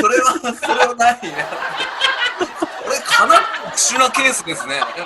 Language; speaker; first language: Japanese; native; Japanese